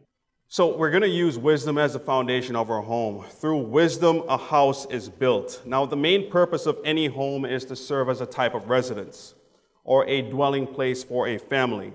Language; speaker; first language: English; native; English